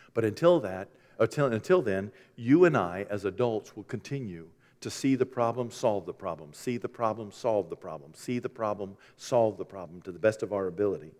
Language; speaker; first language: English; native; English